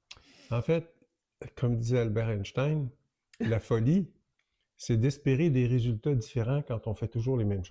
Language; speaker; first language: French; native; French